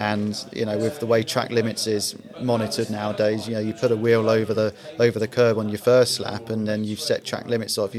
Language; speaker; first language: English; native; English